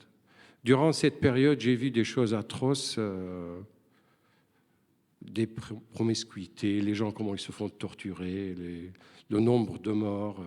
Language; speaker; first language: French; non-native, fluent; Arabic